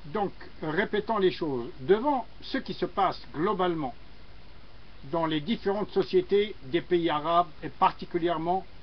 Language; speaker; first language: French; non-native, local second language; Arabic